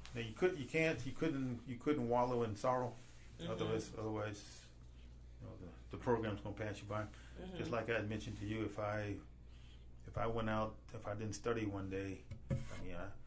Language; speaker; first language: English; native; English